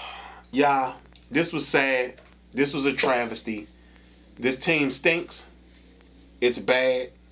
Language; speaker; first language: English; native; English